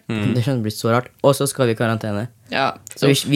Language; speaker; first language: Norwegian; native; Norwegian